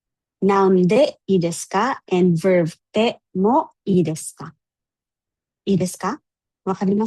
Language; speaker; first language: Japanese; non-native, fluent; Filipino